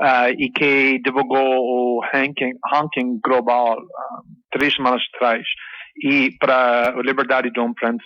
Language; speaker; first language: Portuguese; non-native, fluent; English